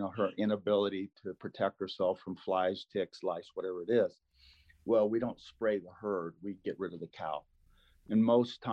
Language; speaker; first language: English; non-native, fluent; Spanish